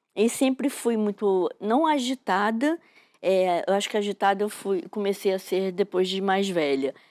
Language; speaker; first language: Portuguese; native; Portuguese